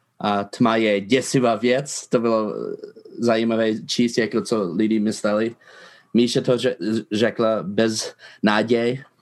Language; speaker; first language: Czech; non-native, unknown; English